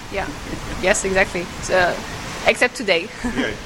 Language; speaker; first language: English; non-native, learner; French